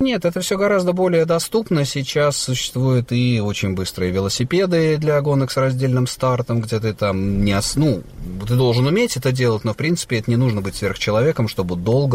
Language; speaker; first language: Russian; native; Russian